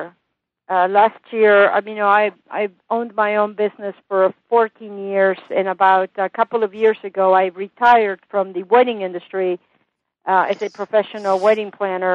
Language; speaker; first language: English; non-native, fluent; Italian